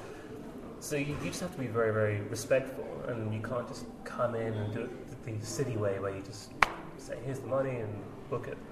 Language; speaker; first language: English; native; English